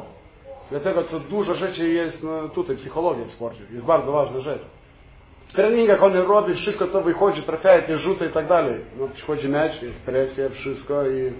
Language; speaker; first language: Polish; non-native, fluent; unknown